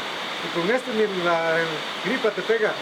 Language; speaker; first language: Spanish; native; Spanish